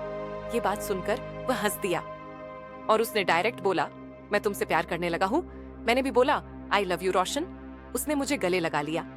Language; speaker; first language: Hindi; native; Hindi